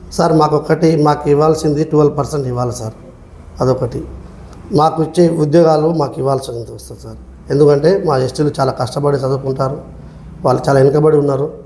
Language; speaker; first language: Telugu; non-native, local second language; Lambadi